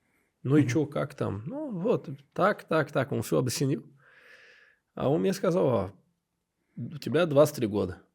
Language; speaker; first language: Russian; non-native, learner; Portuguese